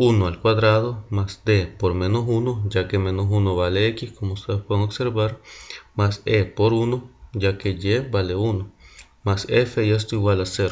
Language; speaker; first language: Spanish; native; Spanish